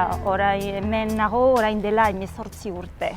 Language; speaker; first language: Basque; non-native, learner; Arabic